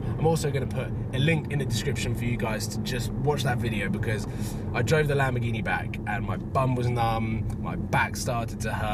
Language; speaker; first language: English; native; English